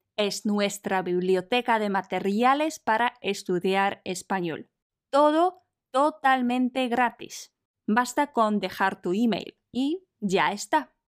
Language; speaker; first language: Spanish; non-native, fluent; Polish